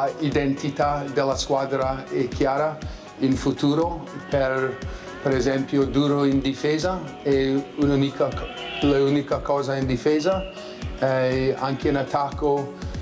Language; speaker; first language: Italian; non-native, learner; English